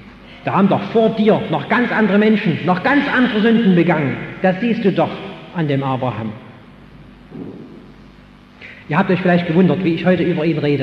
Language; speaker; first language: German; native; German